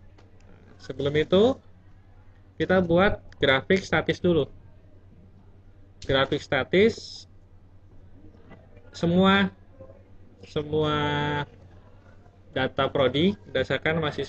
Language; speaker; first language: Indonesian; native; Indonesian